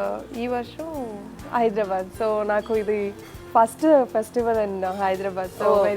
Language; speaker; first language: Telugu; non-native, local second language; Kannada